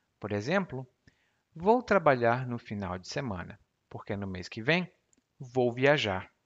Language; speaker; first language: Portuguese; native; Portuguese